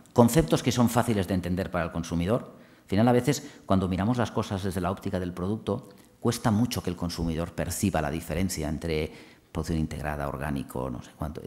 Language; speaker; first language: Spanish; non-native, local second language; Catalan